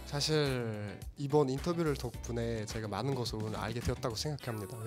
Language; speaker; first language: Korean; non-native, fluent; Uzbek